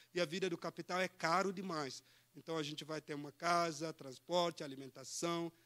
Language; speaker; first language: Portuguese; non-native, fluent; Fula